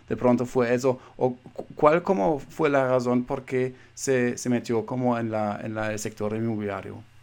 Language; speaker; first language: Spanish; non-native, fluent; German